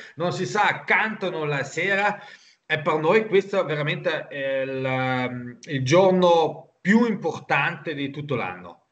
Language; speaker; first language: Italian; non-native, local second language; German